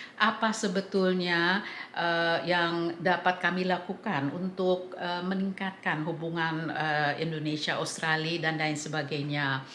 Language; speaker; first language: Indonesian; early bilingual, heritage; English